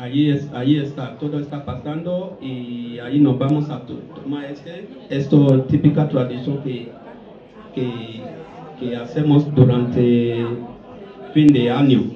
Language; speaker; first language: Spanish; non-native, learner; Bini